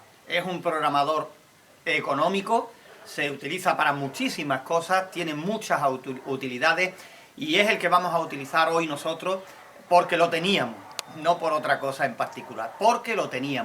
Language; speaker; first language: Spanish; native; Spanish